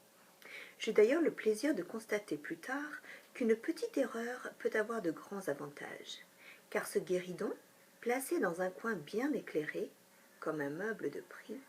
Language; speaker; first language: French; native; French